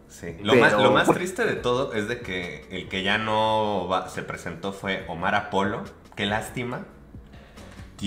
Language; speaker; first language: Spanish; native; Spanish